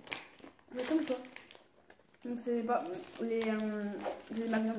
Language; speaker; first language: French; native; French